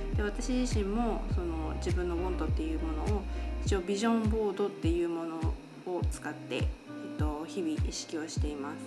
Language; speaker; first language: Japanese; native; Japanese